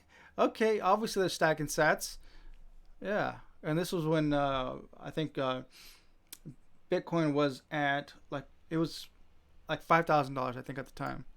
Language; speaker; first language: English; native; English